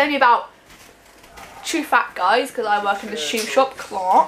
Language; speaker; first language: English; native; English